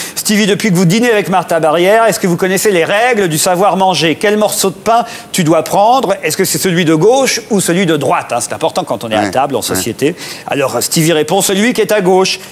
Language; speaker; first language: French; native; French